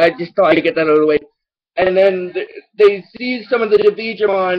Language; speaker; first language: English; native; English